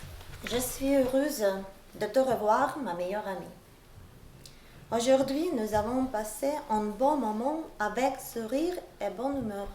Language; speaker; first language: French; non-native, learner; Ukrainian